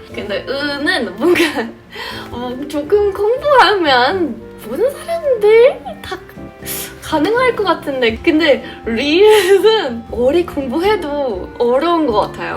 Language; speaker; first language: Korean; non-native, fluent; English